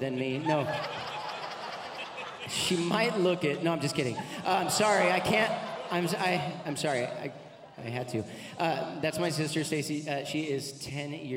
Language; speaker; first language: English; native; English